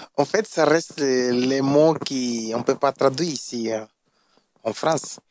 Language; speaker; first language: French; non-native, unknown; Portuguese